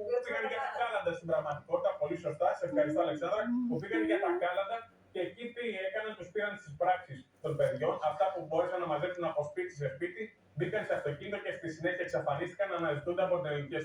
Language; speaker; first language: Greek; native; Greek